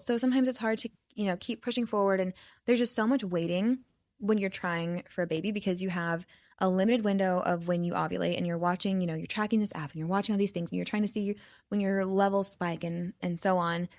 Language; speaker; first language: English; native; English